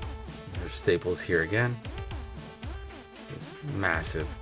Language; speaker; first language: English; native; English